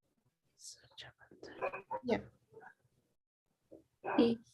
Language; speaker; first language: English; non-native, learner; Spanish